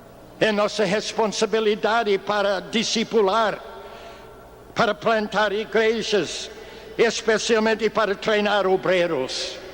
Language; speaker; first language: Portuguese; non-native, fluent; English